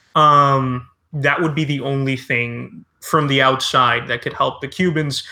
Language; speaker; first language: English; early bilingual, other home language; Spanish